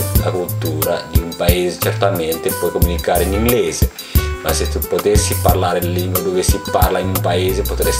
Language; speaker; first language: Italian; non-native, learner; Dutch